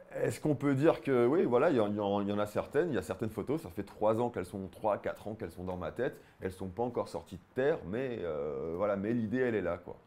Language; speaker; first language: French; native; French